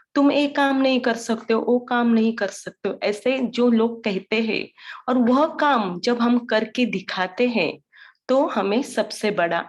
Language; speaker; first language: Hindi; non-native, local second language; Marathi